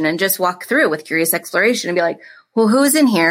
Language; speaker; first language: English; native; English